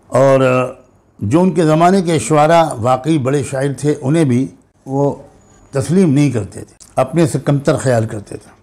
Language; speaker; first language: Hindi; native; Hindi